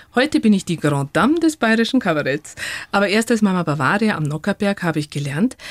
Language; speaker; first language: German; native; German